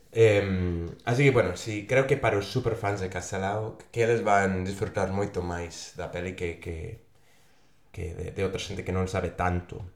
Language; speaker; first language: Galician; non-native, fluent; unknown